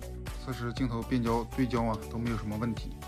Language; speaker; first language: Chinese; native; Chinese